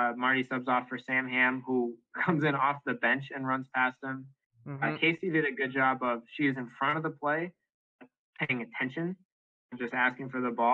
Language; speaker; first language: English; native; English